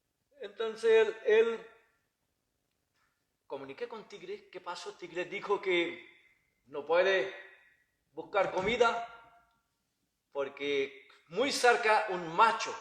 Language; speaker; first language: Spanish; non-native, learner; Bangla